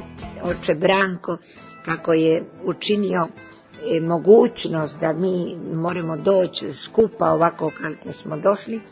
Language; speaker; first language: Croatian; early bilingual, heritage; Serbian